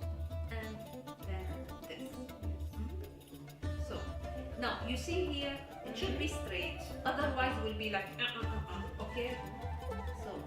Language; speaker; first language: English; non-native, learner; Arabic